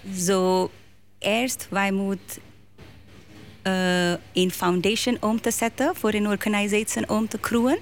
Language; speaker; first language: Dutch; non-native, learner; Hindi